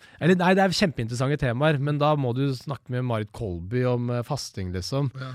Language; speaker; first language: Norwegian; native; Norwegian